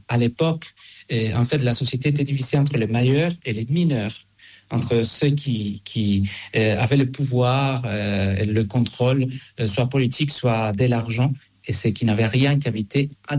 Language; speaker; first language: French; non-native, fluent; Spanish